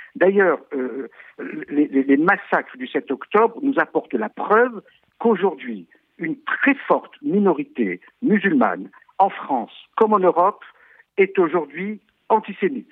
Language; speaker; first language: French; native; French